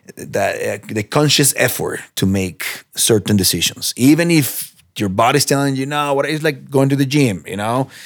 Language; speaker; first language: English; non-native, fluent; Spanish